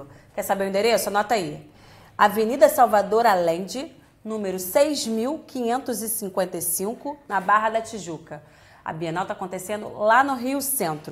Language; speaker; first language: Portuguese; native; Portuguese